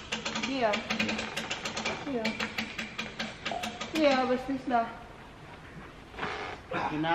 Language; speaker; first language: German; non-native, learner; Filipino